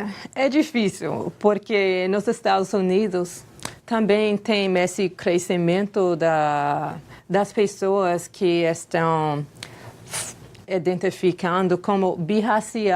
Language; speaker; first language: Portuguese; non-native, fluent; English